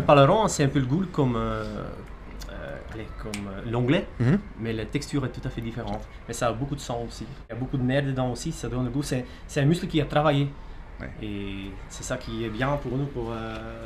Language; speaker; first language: French; non-native, local second language; Dutch